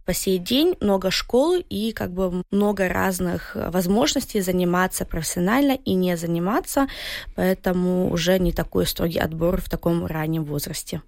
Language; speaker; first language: Russian; early bilingual, heritage; Russian